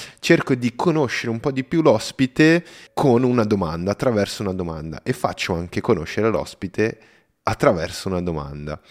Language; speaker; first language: Italian; non-native, fluent; Portuguese